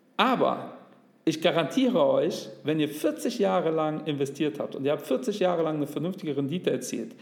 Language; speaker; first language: German; native; German